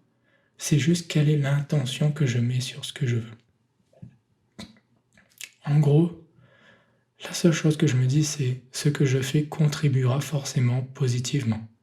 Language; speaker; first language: French; native; French